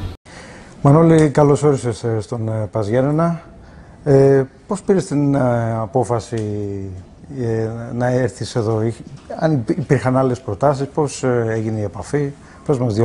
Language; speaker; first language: Greek; native; Greek